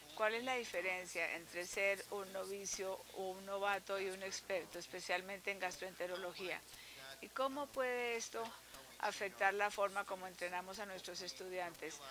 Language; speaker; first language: Spanish; non-native, fluent; English